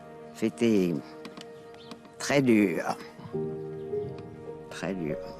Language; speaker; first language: French; non-native, learner; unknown